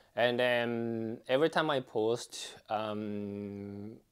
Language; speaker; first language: English; non-native, fluent; Japanese